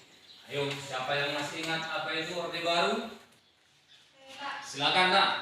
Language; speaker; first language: Indonesian; native; Indonesian